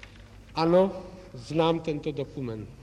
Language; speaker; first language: Czech; native; Czech